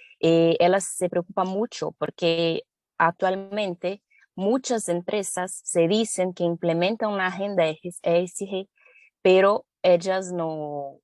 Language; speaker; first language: Spanish; non-native, fluent; Portuguese